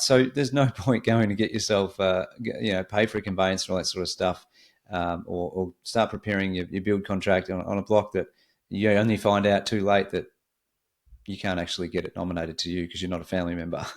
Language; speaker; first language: English; native; English